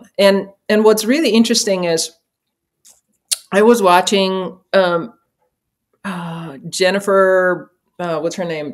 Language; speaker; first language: English; non-native, fluent; Czech